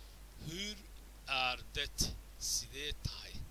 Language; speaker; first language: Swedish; non-native, fluent; Somali